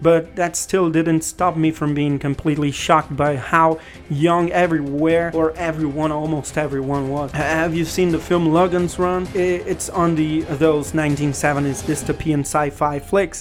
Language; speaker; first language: English; non-native, fluent; Portuguese